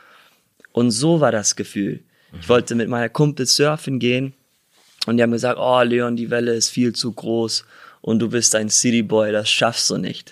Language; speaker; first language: German; early bilingual, heritage; German